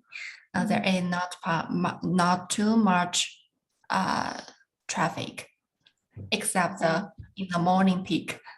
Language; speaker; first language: English; non-native, learner; Chinese